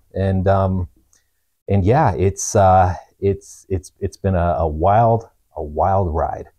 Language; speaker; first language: English; native; English